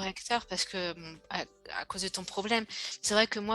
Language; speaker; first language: French; native; French